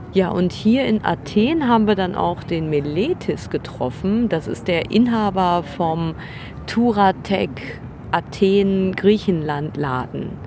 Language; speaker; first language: German; native; German